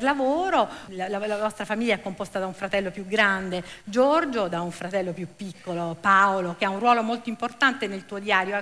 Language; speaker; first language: Italian; native; Italian